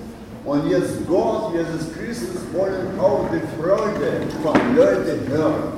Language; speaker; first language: German; non-native, learner; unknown